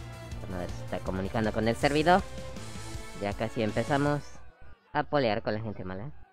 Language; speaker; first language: Spanish; early bilingual, heritage; Spanish